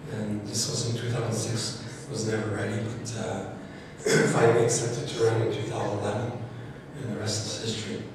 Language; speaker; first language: English; non-native, fluent; Cree